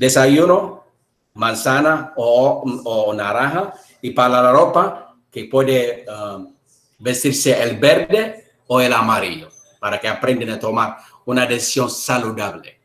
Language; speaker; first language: Spanish; non-native, learner; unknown